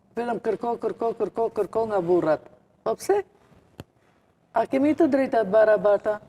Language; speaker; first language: Albanian; non-native, local second language; Romany